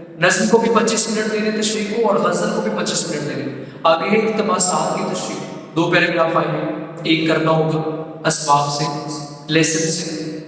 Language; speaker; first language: Urdu; non-native, local second language; Punjabi